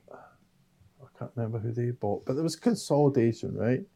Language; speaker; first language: English; native; English